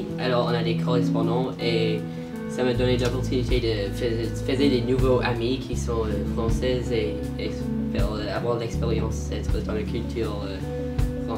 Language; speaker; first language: French; non-native, learner; English